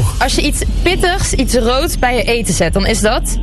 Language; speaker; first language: Dutch; native; Dutch